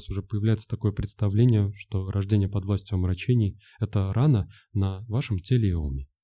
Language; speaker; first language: Russian; native; Russian